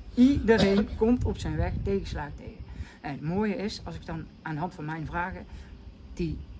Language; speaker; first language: Dutch; native; Dutch